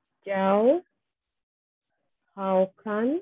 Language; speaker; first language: Chinese; non-native, learner; English